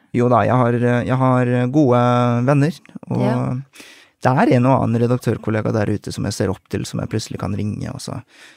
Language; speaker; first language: Norwegian; early bilingual, other home language; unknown